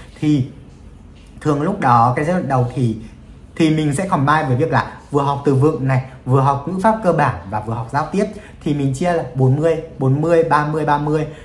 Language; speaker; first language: Vietnamese; native; Vietnamese